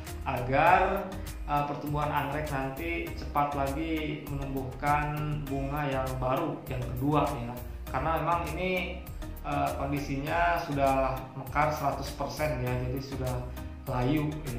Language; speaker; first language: Indonesian; native; Indonesian